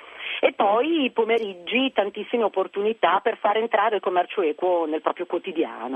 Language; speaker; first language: Italian; native; Italian